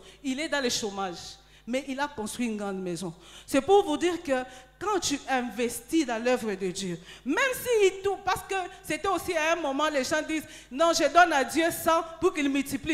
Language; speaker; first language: French; non-native, local second language; Lingala